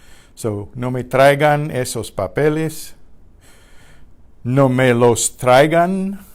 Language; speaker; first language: Spanish; non-native, fluent; English